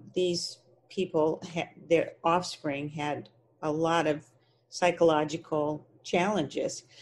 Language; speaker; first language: English; native; English